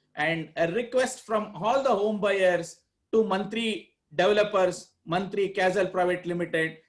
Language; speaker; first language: English; non-native, local second language; Kannada